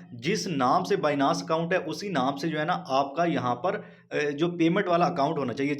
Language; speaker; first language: Urdu; non-native, local second language; Punjabi